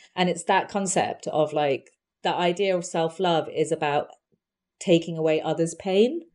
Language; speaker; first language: English; native; English